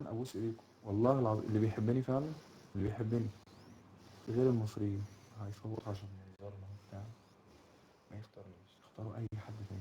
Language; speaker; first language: Arabic; native; Arabic